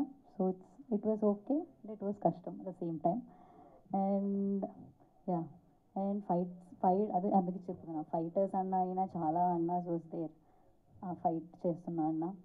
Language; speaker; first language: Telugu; non-native, learner; Malayalam